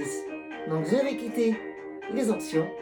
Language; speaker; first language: French; native; French